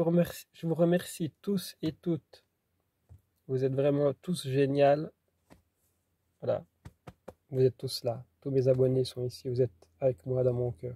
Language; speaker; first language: French; native; French